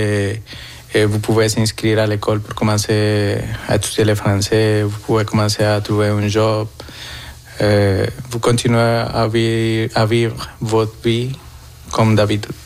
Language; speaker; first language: French; non-native, fluent; Spanish